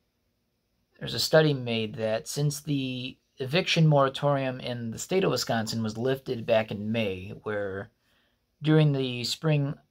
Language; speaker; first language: English; native; English